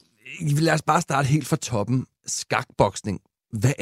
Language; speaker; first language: Danish; native; Danish